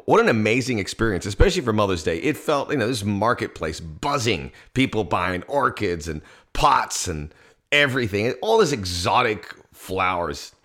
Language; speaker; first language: English; early bilingual, other home language; Spanish